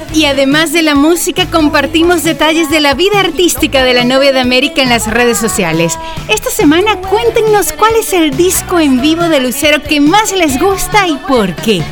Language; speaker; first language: Spanish; native; Spanish